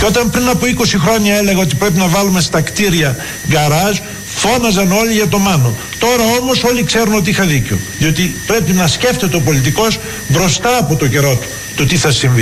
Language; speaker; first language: Greek; native; Greek